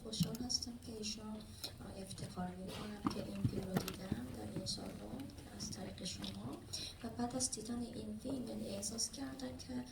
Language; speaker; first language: Persian; non-native, fluent; Korean